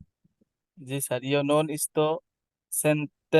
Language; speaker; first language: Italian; non-native, learner; Bangla